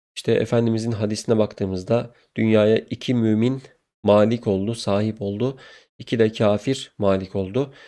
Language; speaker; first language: Turkish; native; Turkish